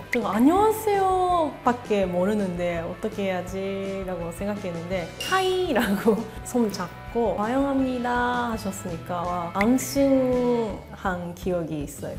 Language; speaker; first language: Korean; non-native, learner; Japanese